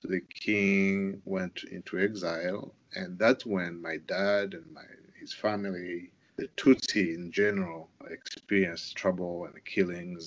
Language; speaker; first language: English; non-native, local second language; Kinyarwanda